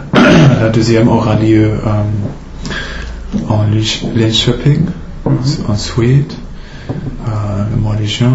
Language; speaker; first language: French; non-native, fluent; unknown